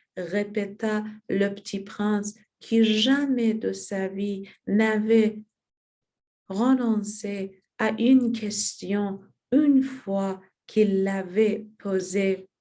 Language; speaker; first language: French; non-native, learner; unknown